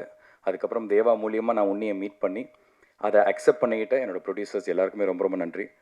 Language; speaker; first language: Tamil; native; Tamil